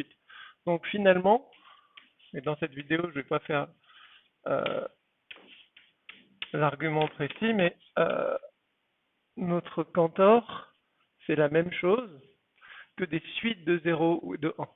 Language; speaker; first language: French; native; French